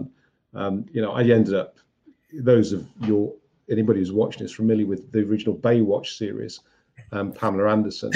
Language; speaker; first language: English; native; English